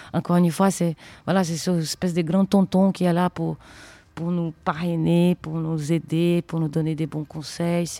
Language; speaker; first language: French; non-native, fluent; Portuguese